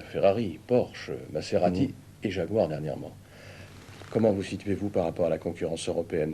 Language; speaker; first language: French; native; French